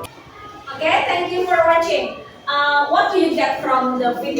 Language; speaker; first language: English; non-native, learner; Indonesian